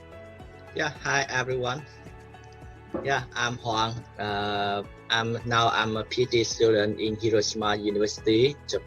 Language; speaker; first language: English; non-native, learner; Vietnamese